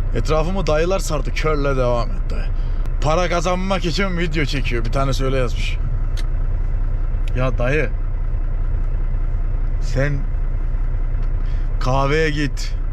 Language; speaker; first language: Turkish; native; Turkish